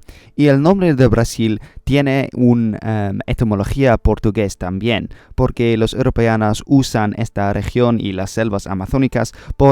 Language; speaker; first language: Spanish; non-native, learner; English